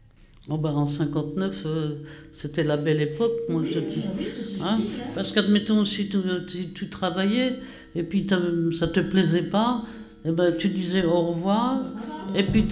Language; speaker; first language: French; native; French